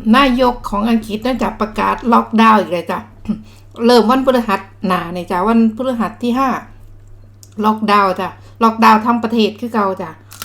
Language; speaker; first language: Thai; native; Thai